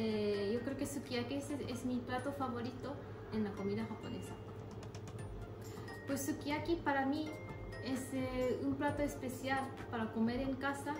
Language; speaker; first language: Spanish; non-native, fluent; Japanese